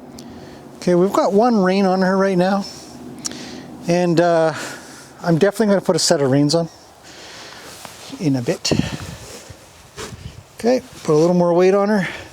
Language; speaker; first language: English; native; English